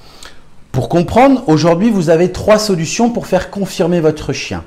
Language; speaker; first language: French; native; French